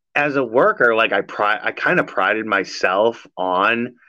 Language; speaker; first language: English; native; English